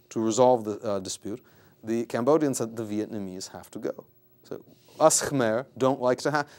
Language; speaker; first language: English; native; English